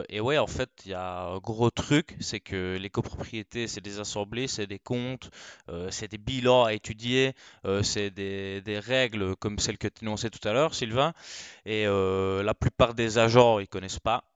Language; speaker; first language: French; native; French